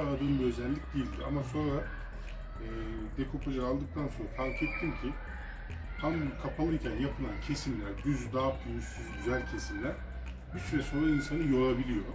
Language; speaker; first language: Turkish; native; Turkish